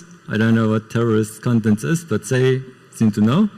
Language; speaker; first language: English; non-native, fluent; German